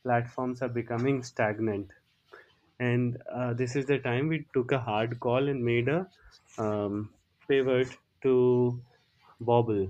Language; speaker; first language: English; non-native, local second language; Hindi